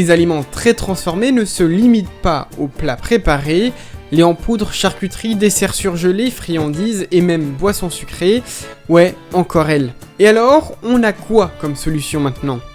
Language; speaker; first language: French; native; French